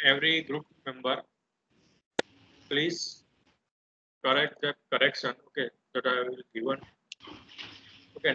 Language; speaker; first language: English; non-native, local second language; Gujarati